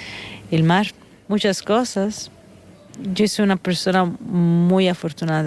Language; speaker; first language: Spanish; non-native, fluent; Italian